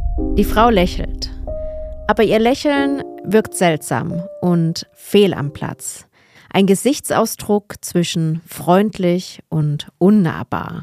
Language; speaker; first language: German; native; German